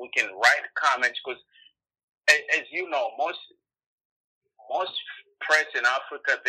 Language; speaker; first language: English; non-native, local second language; Swahili